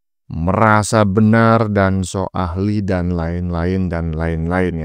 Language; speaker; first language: Indonesian; native; Indonesian